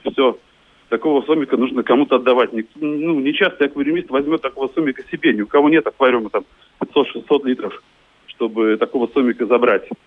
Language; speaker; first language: Russian; native; Russian